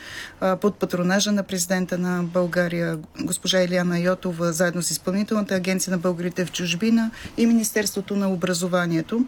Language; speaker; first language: Bulgarian; native; Bulgarian